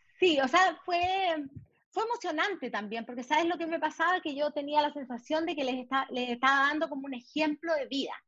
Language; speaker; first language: Spanish; early bilingual, heritage; Spanish